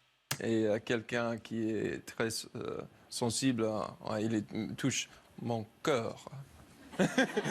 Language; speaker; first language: French; non-native, learner; English